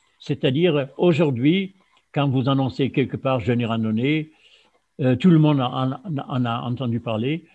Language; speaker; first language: French; non-native, fluent; German